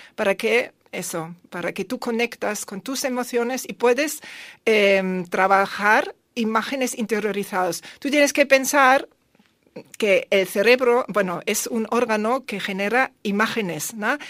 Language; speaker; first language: Spanish; non-native, fluent; German